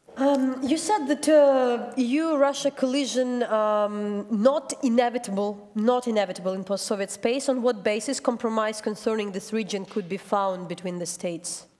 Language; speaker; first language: English; non-native, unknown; Ukrainian